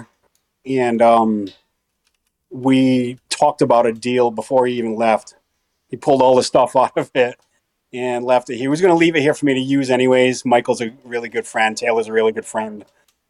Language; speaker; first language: English; native; English